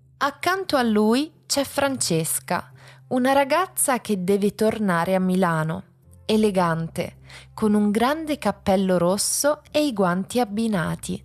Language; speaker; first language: Italian; native; Italian